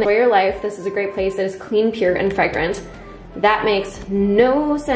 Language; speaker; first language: English; native; English